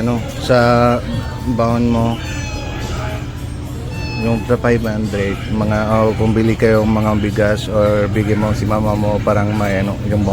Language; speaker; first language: Filipino; non-native, local second language; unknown